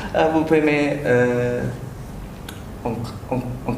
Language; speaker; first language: French; non-native, learner; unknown